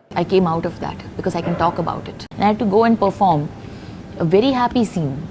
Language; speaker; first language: English; non-native, local second language; Malayalam